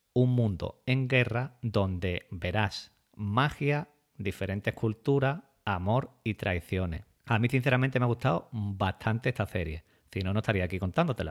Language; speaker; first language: Spanish; native; Spanish